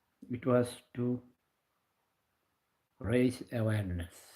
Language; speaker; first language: English; non-native, local second language; Bangla